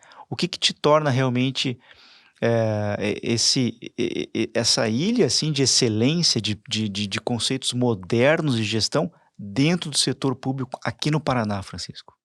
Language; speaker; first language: Portuguese; native; Portuguese